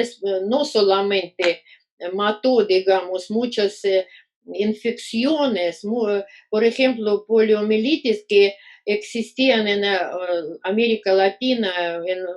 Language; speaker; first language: Spanish; non-native, fluent; Russian